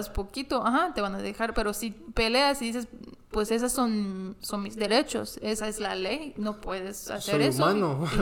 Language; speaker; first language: Spanish; non-native, fluent; English